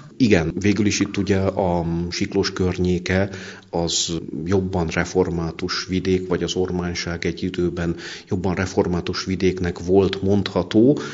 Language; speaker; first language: Hungarian; native; Hungarian